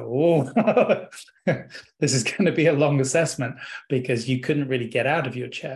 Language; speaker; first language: English; native; English